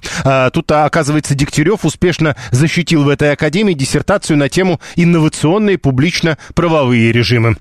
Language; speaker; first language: Russian; native; Russian